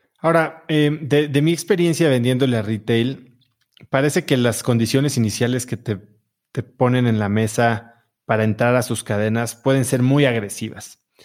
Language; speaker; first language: Spanish; native; Spanish